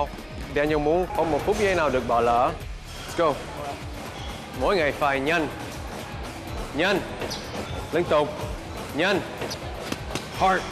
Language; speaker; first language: Vietnamese; non-native, fluent; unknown